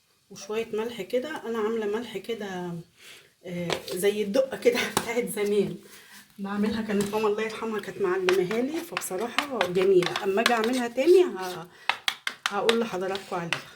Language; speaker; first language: Arabic; native; Arabic